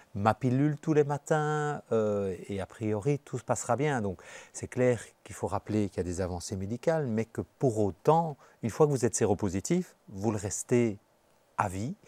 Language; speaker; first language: French; native; French